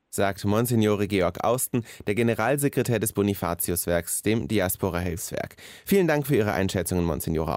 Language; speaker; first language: German; native; German